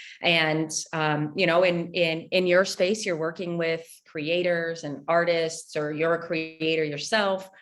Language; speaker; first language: English; native; English